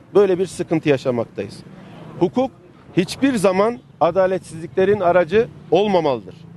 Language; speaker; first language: Turkish; native; Turkish